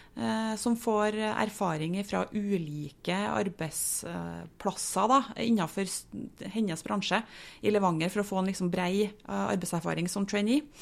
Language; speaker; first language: Norwegian; native; Norwegian